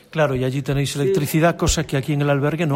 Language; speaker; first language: Spanish; native; Spanish